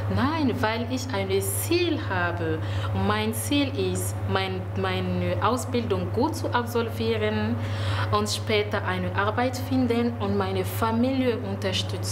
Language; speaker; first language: German; non-native, learner; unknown